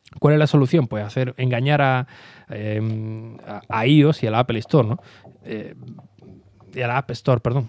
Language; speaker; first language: Spanish; native; Spanish